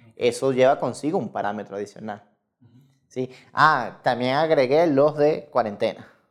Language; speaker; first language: Spanish; native; Spanish